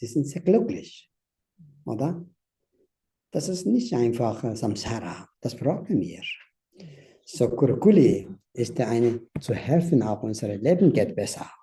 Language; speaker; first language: German; non-native, learner; Tibetan